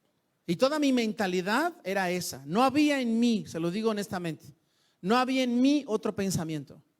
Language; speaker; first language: Spanish; native; Spanish